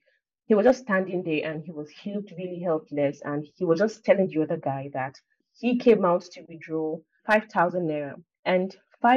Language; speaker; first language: English; non-native, local second language; Igbo